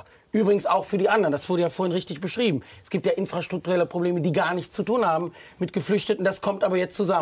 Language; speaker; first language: German; native; German